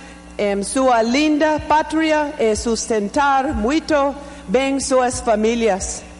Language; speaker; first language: Portuguese; non-native, learner; English